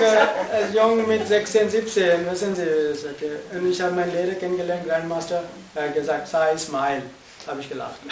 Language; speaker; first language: German; non-native, fluent; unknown